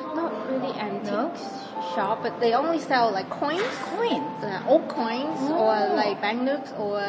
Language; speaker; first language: English; non-native, fluent; Cantonese